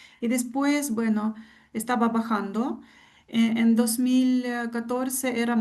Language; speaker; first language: Spanish; non-native, fluent; Ukrainian